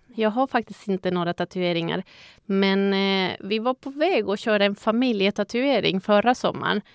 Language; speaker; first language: Swedish; non-native, fluent; Spanish